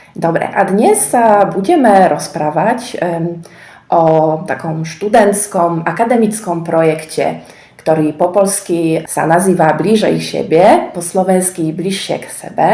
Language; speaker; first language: Slovak; non-native, fluent; Polish